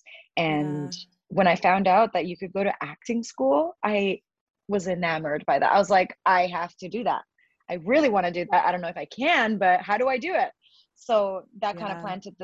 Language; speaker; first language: English; early bilingual, other home language; Spanish